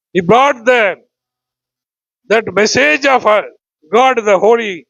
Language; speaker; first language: English; non-native, local second language; Tamil